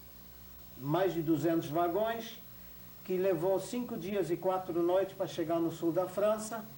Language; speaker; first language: Portuguese; non-native, fluent; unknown